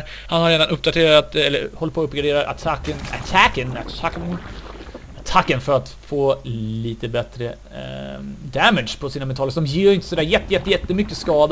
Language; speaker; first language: Swedish; native; Swedish